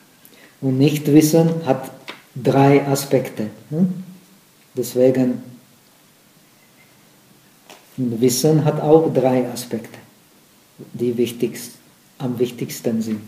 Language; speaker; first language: German; non-native, fluent; Czech